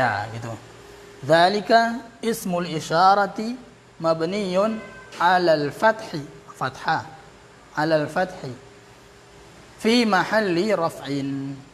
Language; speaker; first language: Arabic; non-native, learner; Indonesian